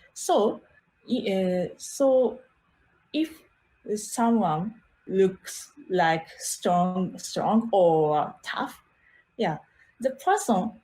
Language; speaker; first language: English; non-native, learner; Japanese